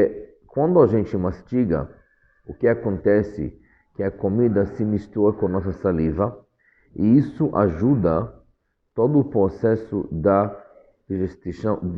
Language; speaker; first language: Portuguese; non-native, fluent; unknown